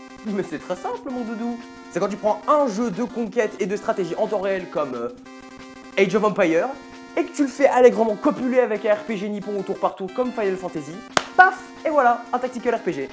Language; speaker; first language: French; native; French